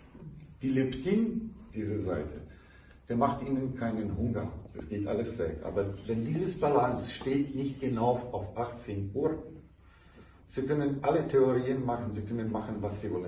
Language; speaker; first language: German; non-native, fluent; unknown